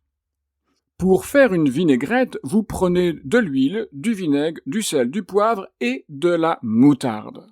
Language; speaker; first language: French; native; French